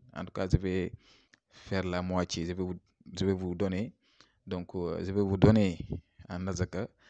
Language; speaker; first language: French; non-native, local second language; Wolof